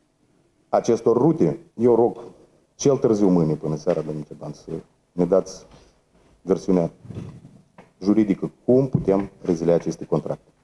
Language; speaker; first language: Romanian; native; Romanian